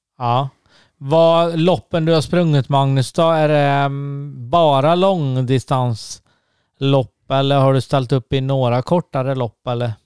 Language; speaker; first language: Swedish; native; Swedish